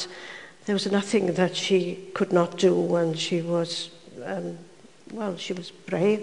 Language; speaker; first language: English; native; English